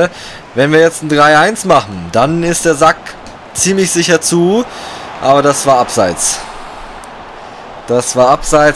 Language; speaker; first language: German; native; German